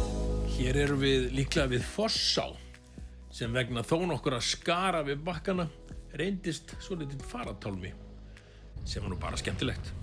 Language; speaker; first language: Icelandic; native; Icelandic